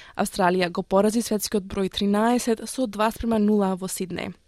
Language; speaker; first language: Macedonian; native; Macedonian